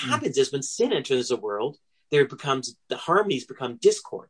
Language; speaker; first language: English; native; English